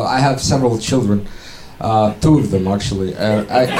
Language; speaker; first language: English; non-native, fluent; Ukrainian